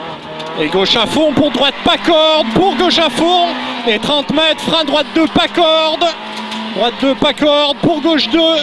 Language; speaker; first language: French; native; French